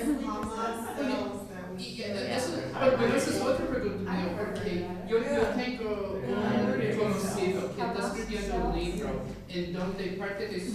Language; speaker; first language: Spanish; non-native, fluent; English